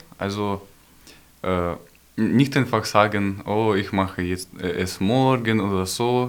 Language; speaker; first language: German; non-native, learner; Ukrainian